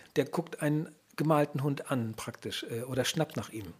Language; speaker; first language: German; native; German